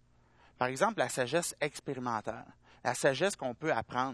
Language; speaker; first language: French; native; French